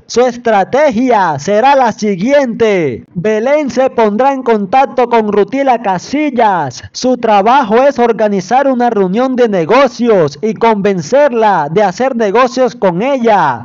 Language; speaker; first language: Spanish; native; Spanish